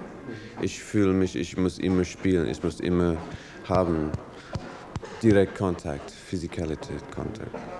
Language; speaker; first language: German; non-native, learner; English